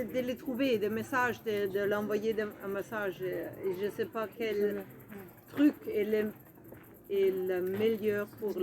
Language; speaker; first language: French; non-native, fluent; German